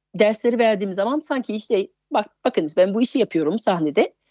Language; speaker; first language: Turkish; non-native, fluent; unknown